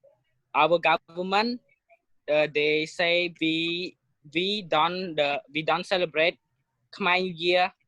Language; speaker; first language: English; non-native, learner; Khmer